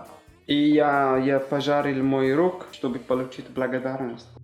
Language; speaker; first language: Russian; non-native, learner; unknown